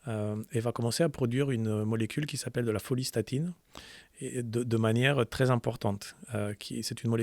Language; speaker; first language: French; native; French